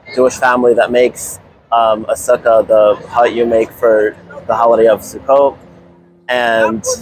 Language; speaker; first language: English; native; English